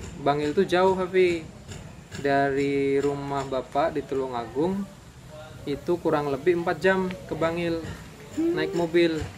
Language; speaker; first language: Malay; non-native, local second language; Javanese